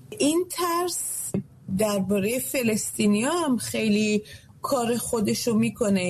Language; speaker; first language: Persian; early bilingual, heritage; Persian